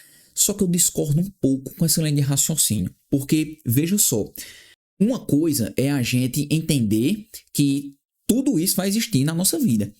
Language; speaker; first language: Portuguese; native; Portuguese